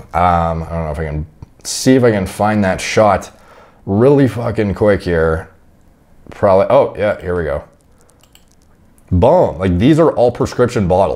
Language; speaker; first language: English; native; English